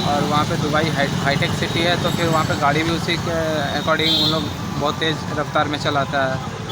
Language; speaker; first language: Hindi; native; Hindi